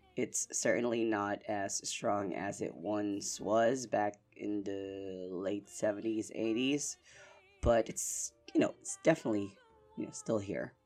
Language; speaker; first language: English; non-native, local second language; Filipino